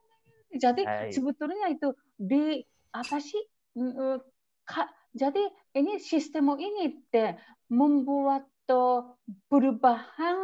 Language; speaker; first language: Indonesian; non-native, fluent; Japanese